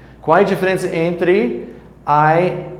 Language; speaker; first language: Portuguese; non-native, fluent; English